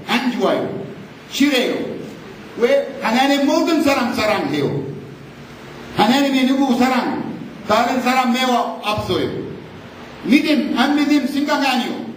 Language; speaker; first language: Korean; non-native, learner; Arabic